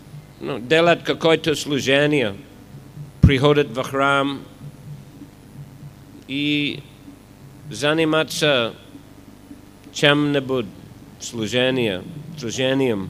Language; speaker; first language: Russian; non-native, fluent; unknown